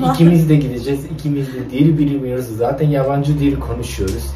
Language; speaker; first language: Turkish; non-native, fluent; Japanese